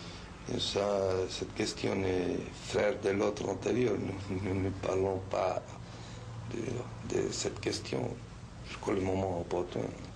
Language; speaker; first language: French; non-native, learner; Spanish